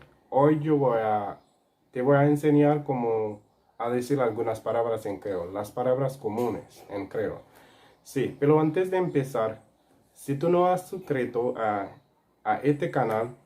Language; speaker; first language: Spanish; non-native, local second language; Haitian Creole